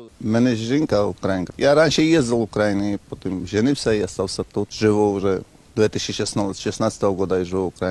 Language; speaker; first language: Ukrainian; non-native, learner; Georgian